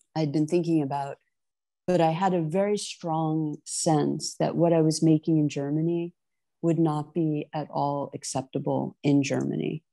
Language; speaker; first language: English; native; English